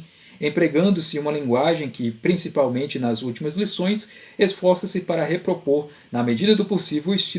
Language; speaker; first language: Portuguese; native; Portuguese